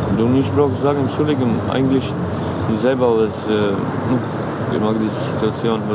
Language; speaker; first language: German; non-native, learner; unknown